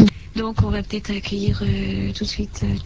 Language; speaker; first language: French; native; French